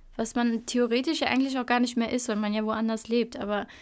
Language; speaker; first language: German; early bilingual, other home language; Albanian